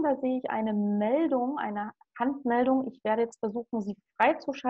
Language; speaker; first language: German; native; German